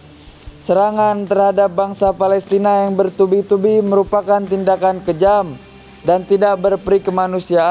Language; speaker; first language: Indonesian; native; Indonesian